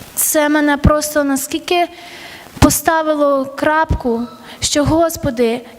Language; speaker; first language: Ukrainian; early bilingual, other home language; Armenian